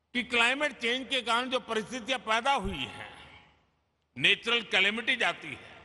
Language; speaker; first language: Hindi; non-native, local second language; Gujarati